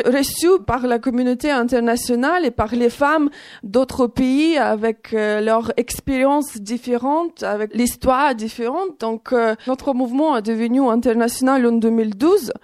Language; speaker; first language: French; non-native, fluent; Ukrainian